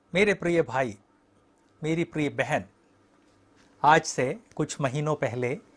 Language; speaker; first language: Hindi; native; Hindi